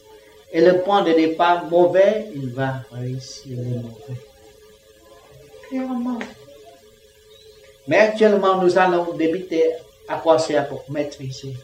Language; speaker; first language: French; non-native, learner; Vietnamese